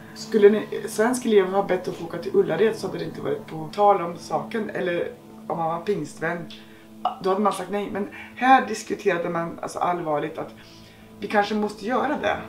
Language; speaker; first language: Swedish; native; Swedish